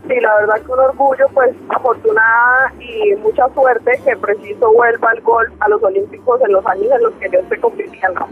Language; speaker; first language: Spanish; native; Spanish